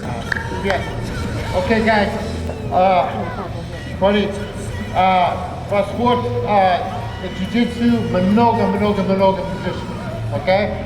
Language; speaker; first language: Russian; non-native, learner; English